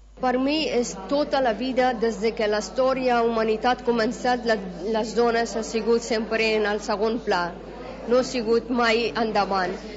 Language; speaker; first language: Catalan; non-native, fluent; Persian